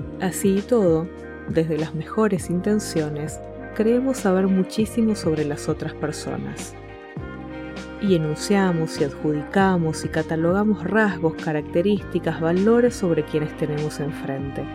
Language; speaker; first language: Spanish; native; Spanish